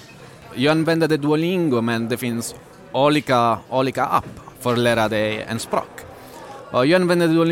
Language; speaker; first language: Swedish; non-native, learner; Italian